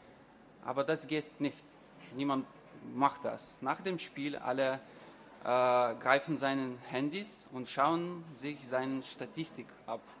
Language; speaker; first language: German; non-native, learner; Lithuanian